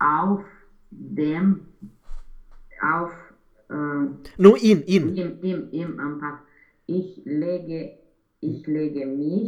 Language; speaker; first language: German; non-native, learner; Romanian